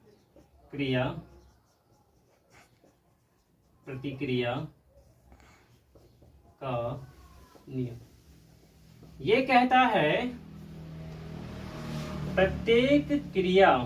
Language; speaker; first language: Hindi; native; Hindi